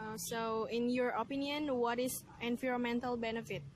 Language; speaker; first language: English; non-native, learner; Indonesian